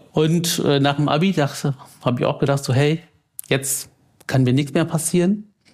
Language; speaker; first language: German; early bilingual, other home language; Tamil